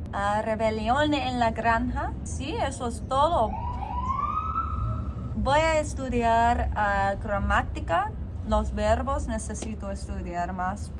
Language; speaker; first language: Spanish; non-native, learner; English